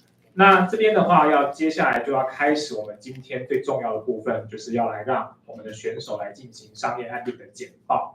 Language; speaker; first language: Chinese; native; Chinese